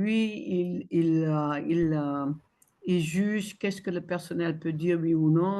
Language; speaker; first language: French; non-native, fluent; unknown